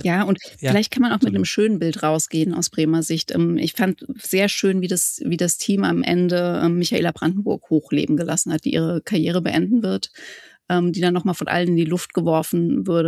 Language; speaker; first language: German; native; German